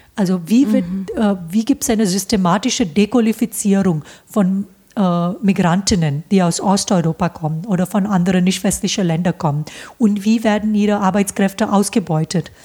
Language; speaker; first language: German; non-native, fluent; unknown